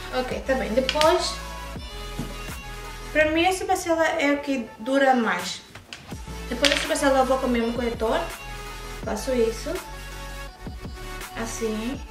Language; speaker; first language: Portuguese; early bilingual, heritage; English